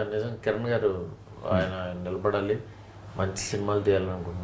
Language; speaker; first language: Telugu; native; Telugu